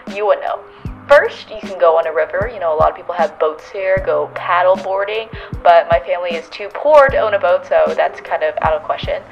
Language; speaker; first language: English; native; English